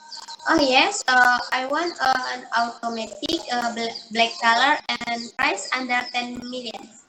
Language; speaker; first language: English; non-native, learner; Indonesian